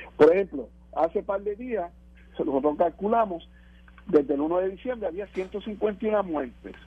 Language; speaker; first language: Spanish; native; Spanish